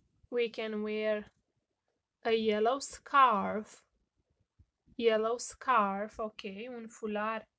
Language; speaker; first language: English; non-native, fluent; Romanian